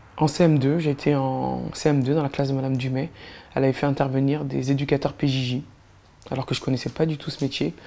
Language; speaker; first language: French; native; French